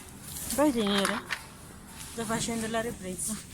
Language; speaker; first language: Italian; non-native, learner; Filipino